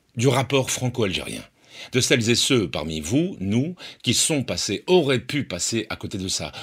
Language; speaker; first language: French; native; French